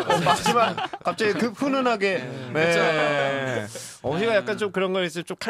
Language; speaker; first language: Korean; native; Korean